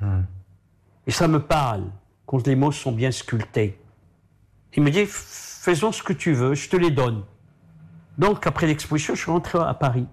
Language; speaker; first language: French; non-native, local second language; Arabic